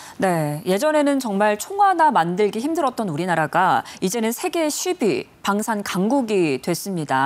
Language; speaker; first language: Korean; native; Korean